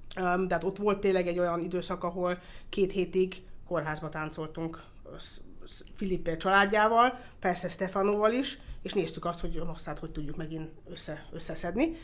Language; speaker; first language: Hungarian; early bilingual, heritage; Hungarian